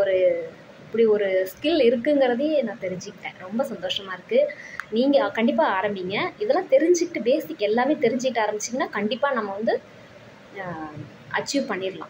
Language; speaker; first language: Tamil; native; Tamil